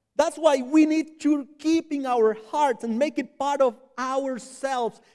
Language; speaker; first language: English; non-native, fluent; Spanish